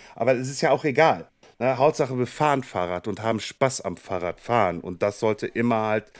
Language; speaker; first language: German; native; German